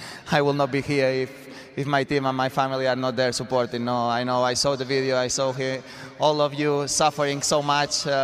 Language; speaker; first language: English; non-native, fluent; Spanish